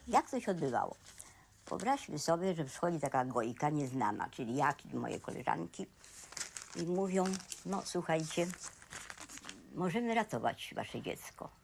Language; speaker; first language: Polish; native; Polish